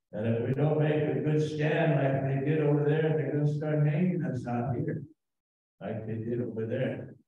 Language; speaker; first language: English; native; English